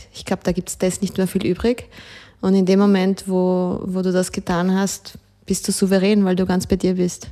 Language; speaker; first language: German; early bilingual, other home language; Spanish